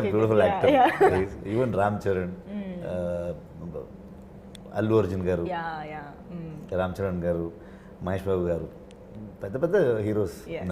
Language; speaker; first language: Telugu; non-native, learner; Kannada